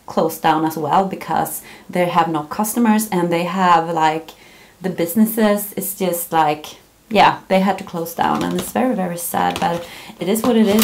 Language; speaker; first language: English; non-native, fluent; Swedish